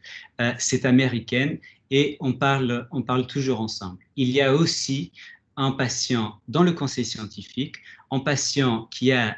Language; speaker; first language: French; non-native, fluent; Portuguese